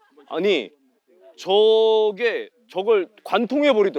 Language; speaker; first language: Korean; native; Korean